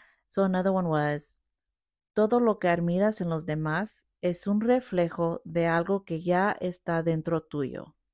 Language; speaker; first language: Spanish; early bilingual, heritage; Spanish